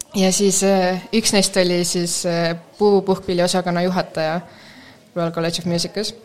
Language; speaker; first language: Estonian; native; Estonian